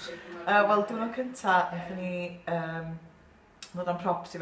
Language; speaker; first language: Welsh; native; Welsh